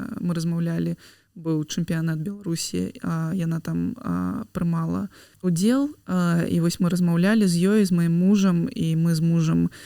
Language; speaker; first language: Belarusian; non-native, local second language; Russian